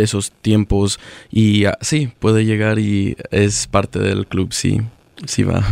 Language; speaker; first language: Spanish; early bilingual, other home language; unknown